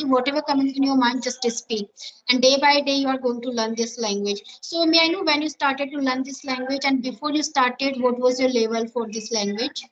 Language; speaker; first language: English; non-native, learner; Hindi